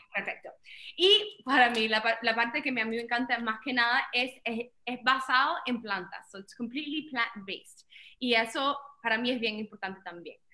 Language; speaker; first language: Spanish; early bilingual, heritage; Spanish